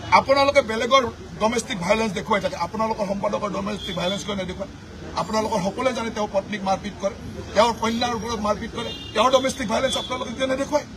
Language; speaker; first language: Assamese; native; Assamese